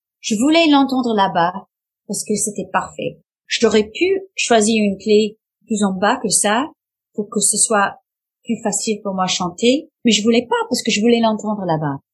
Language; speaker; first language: French; non-native, fluent; English